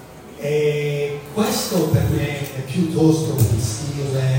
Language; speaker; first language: Italian; non-native, fluent; English